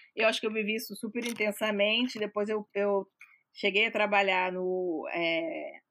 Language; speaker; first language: Portuguese; native; Portuguese